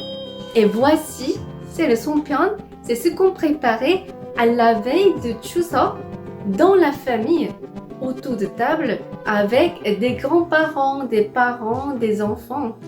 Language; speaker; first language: French; non-native, fluent; Korean